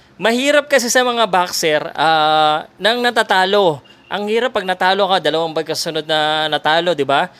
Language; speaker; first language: Filipino; native; Filipino